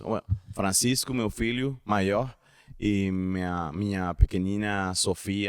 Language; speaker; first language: Portuguese; non-native, learner; Spanish